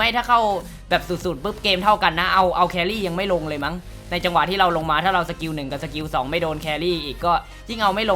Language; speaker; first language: Thai; native; Thai